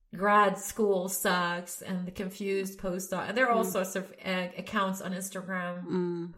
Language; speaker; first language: English; non-native, fluent; Swedish